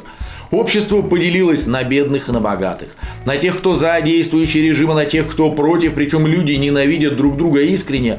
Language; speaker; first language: Russian; native; Russian